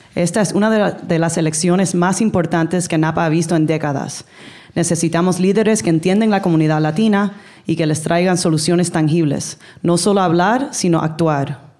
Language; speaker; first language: Spanish; early bilingual, heritage; Spanish